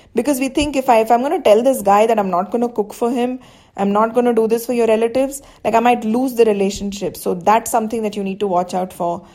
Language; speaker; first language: English; non-native, local second language; Hindi